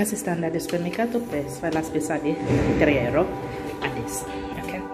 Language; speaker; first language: Italian; non-native, learner; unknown